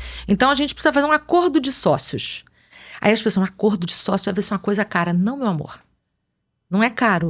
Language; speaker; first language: Portuguese; native; Portuguese